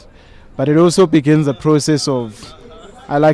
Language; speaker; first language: English; non-native, local second language; Zulu